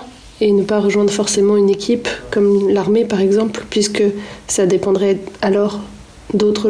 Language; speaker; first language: French; native; French